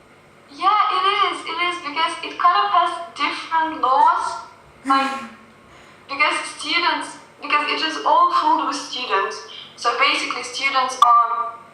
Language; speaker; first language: English; non-native, fluent; Russian